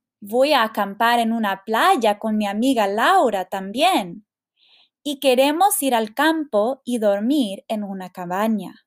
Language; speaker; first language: Spanish; non-native, learner; English